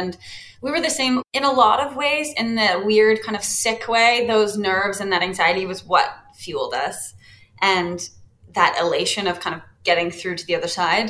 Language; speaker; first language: English; native; English